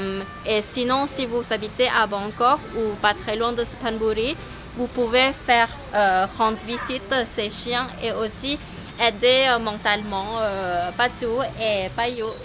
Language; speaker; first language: French; non-native, learner; Thai